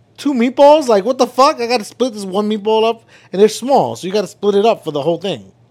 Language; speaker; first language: English; early bilingual, other home language; Spanish